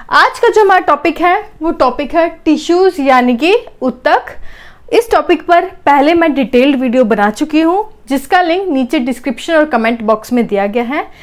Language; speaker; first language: Hindi; native; Hindi